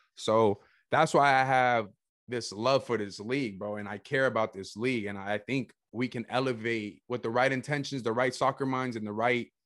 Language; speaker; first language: English; early bilingual, other home language; Spanish